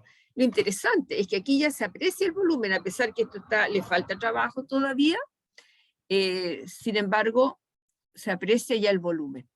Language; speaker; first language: Spanish; native; Spanish